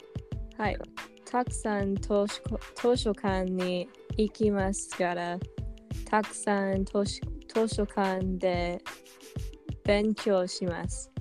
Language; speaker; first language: Japanese; non-native, learner; English